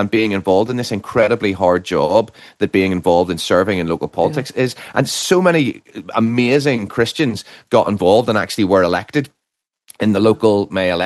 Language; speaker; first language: English; native; English